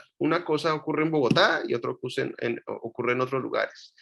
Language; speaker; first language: Spanish; native; Spanish